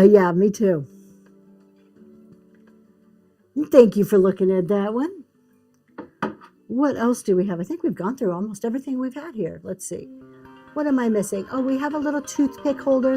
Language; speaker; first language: English; native; English